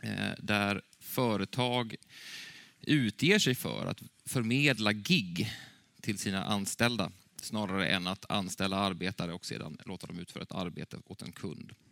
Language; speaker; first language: Swedish; native; Swedish